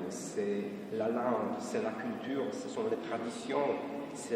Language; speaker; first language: French; non-native, fluent; Polish